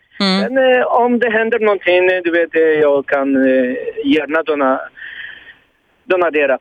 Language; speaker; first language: Swedish; non-native, learner; Polish